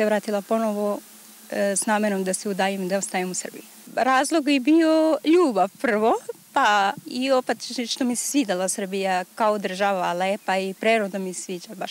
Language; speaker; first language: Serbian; non-native, learner; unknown